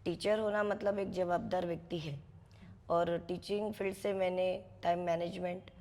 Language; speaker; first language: Hindi; non-native, local second language; Marathi